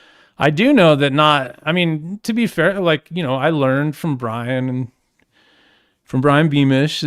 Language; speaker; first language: English; native; English